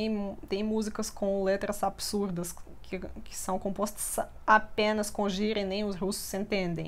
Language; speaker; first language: Portuguese; non-native, fluent; Russian